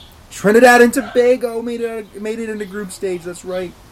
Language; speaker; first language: English; native; English